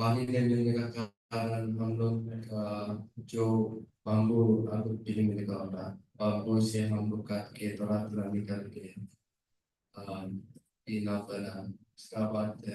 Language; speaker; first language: Hindi; non-native, local second language; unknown